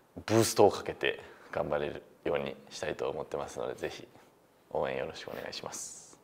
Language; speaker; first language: Japanese; native; Japanese